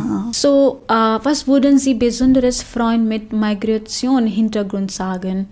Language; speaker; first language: German; non-native, fluent; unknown